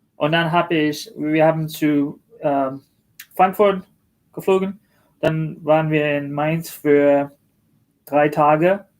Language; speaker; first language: German; early bilingual, other home language; English